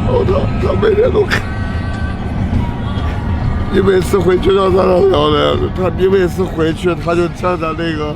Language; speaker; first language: Chinese; native; Chinese